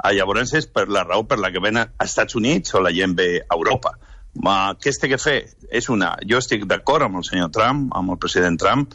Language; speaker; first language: Catalan; non-native, local second language; Spanish